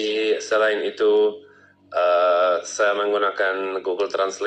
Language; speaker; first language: Indonesian; non-native, learner; Czech